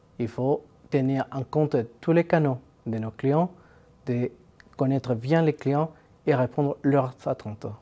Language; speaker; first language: French; non-native, fluent; Spanish